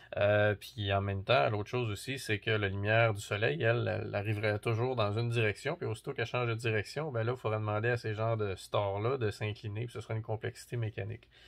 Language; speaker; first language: French; native; French